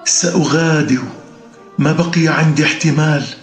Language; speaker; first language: Arabic; native; Arabic